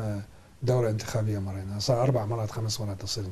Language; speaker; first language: Arabic; native; Arabic